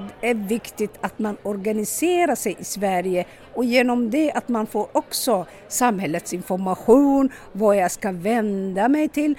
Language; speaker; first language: Swedish; non-native, local second language; Somali